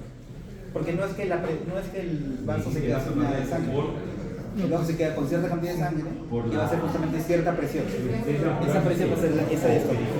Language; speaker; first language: Spanish; native; Spanish